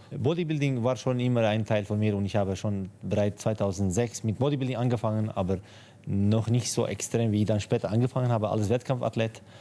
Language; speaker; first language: German; non-native, fluent; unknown